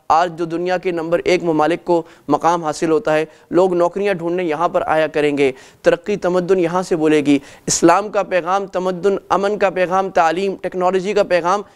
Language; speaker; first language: Urdu; native; Urdu